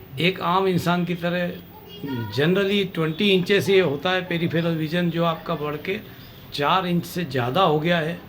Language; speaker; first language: Hindi; native; Hindi